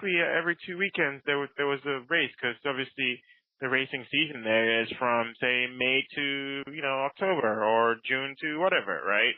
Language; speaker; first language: English; non-native, local second language; Akan